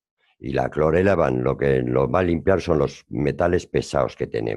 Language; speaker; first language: Spanish; native; Spanish